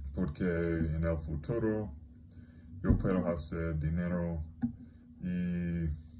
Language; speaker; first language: Spanish; non-native, learner; English